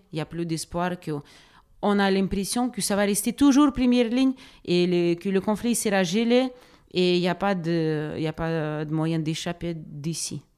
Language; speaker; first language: French; non-native, fluent; Ukrainian